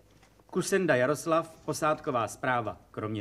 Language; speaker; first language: Czech; native; Czech